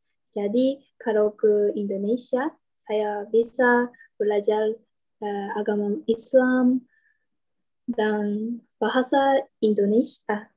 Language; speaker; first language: Indonesian; non-native, learner; Japanese